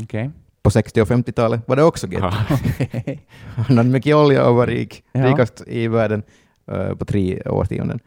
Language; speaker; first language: Swedish; native; Swedish